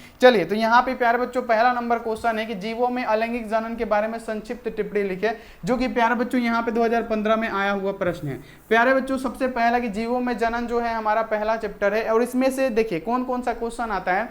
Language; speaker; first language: Hindi; native; Hindi